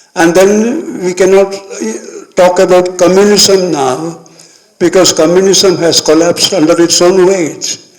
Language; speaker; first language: English; non-native, local second language; Malayalam